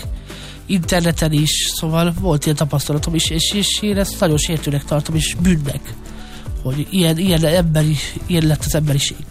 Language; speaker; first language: Hungarian; native; Hungarian